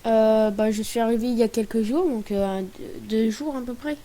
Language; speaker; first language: French; native; French